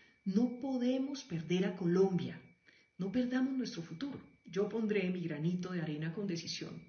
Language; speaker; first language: Spanish; native; Spanish